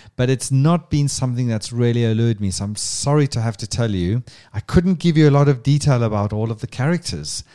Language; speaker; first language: English; native; English